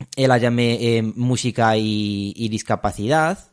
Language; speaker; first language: Spanish; non-native, fluent; Romanian